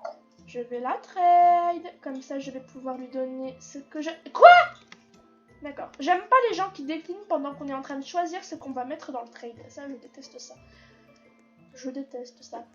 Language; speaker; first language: French; native; French